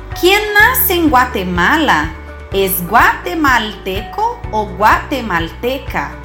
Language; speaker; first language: Spanish; non-native, fluent; Portuguese